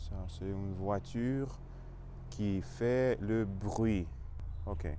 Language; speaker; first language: French; non-native, learner; Russian